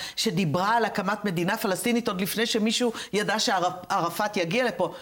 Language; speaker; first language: Hebrew; native; Hebrew